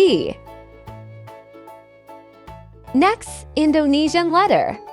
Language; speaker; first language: English; non-native, learner; Indonesian